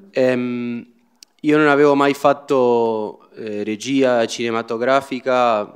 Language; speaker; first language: Italian; non-native, fluent; Spanish